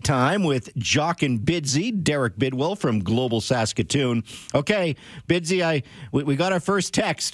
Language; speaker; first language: English; native; English